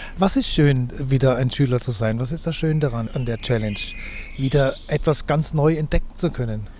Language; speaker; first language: German; native; German